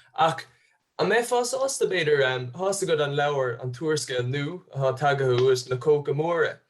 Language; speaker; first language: Irish; native; Irish